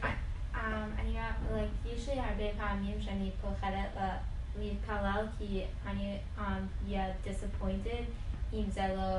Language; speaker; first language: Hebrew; non-native, learner; English